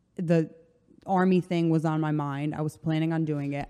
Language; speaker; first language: English; early bilingual, other home language; Slovenian